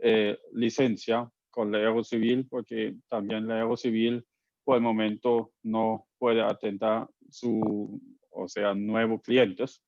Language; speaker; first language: Spanish; non-native, fluent; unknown